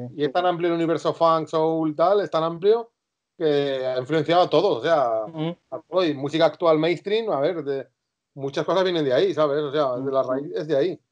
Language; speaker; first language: Spanish; native; Spanish